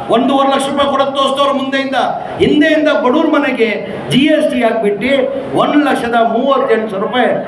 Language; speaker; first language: Kannada; non-native, local second language; Urdu